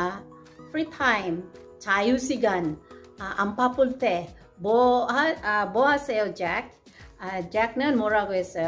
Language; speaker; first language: Korean; non-native, learner; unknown